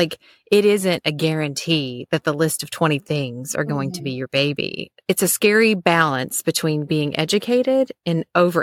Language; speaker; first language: English; native; English